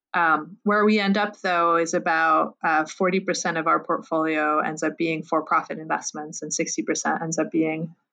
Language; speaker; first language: English; non-native, fluent; French